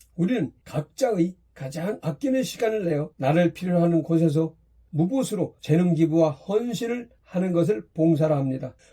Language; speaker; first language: Korean; native; Korean